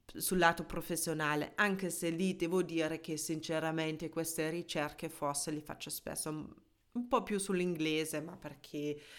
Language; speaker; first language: Italian; non-native, fluent; German